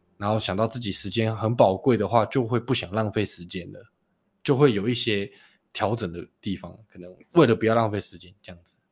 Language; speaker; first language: Chinese; native; Chinese